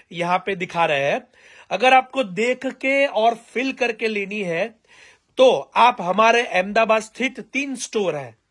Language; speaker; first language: Hindi; non-native, local second language; Gujarati